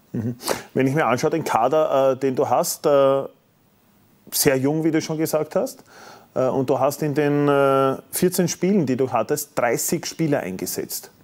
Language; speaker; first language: German; native; German